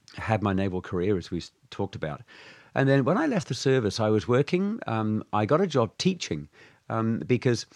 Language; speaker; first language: English; native; English